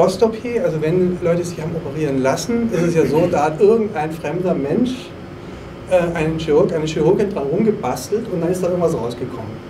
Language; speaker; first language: German; native; German